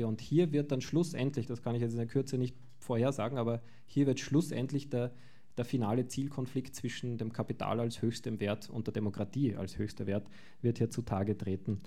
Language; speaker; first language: German; native; German